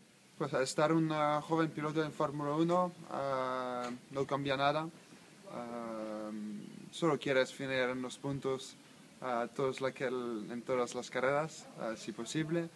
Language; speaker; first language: Spanish; non-native, learner; French